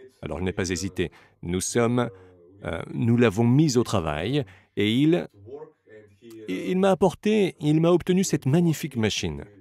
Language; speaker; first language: French; non-native, fluent; Slovenian